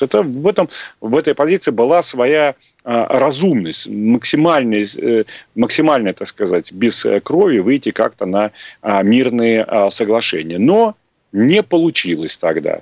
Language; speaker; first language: Russian; native; Russian